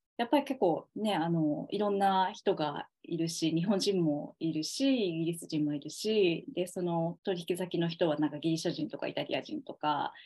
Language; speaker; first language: Japanese; native; Japanese